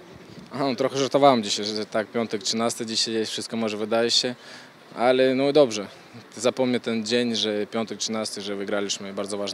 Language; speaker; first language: Polish; non-native, fluent; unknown